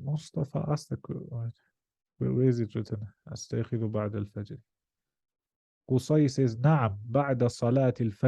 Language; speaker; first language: Arabic; non-native, fluent; English